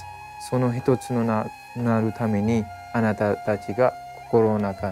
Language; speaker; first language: Japanese; non-native, learner; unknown